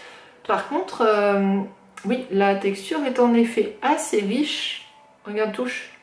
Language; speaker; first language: French; native; French